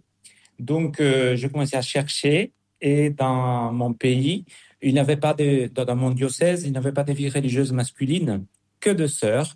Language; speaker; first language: French; non-native, fluent; Spanish